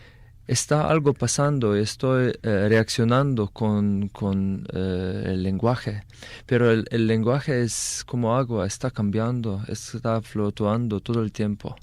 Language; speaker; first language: Spanish; non-native, fluent; Slovenian